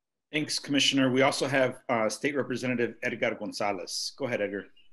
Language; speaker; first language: English; early bilingual, other home language; Spanish